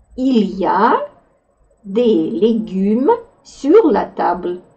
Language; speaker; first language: French; non-native, fluent; Russian